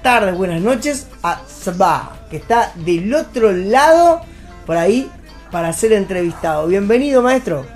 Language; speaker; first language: Spanish; native; Spanish